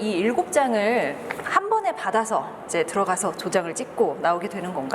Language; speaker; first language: Korean; native; Korean